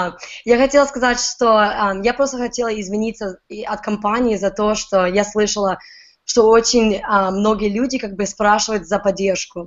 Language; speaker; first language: Russian; early bilingual, heritage; Russian